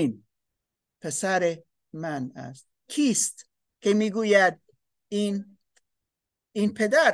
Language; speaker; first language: Persian; non-native, fluent; English